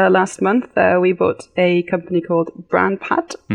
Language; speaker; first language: English; native; English